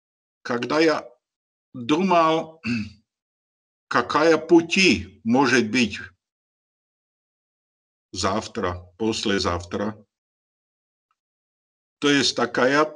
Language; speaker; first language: Russian; non-native, learner; Slovak